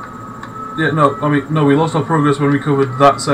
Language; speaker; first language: English; native; English